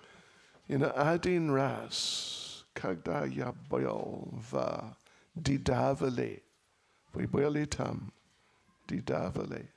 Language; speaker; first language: Russian; non-native, learner; English